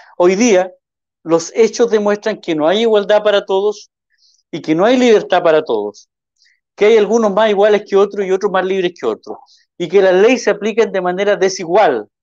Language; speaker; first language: Spanish; native; Spanish